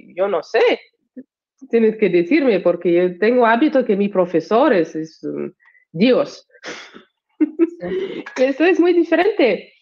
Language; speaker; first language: Spanish; non-native, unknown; Russian